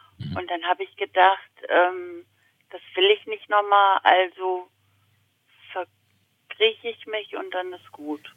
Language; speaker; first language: German; early bilingual, other home language; Italian